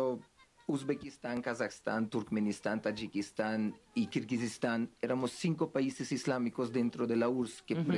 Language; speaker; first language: Spanish; non-native, fluent; Uzbek